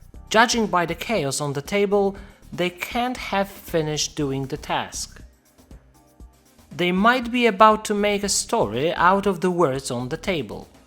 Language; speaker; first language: English; non-native, fluent; Polish